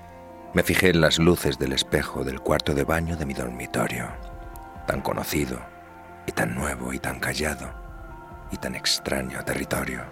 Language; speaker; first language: Spanish; native; Spanish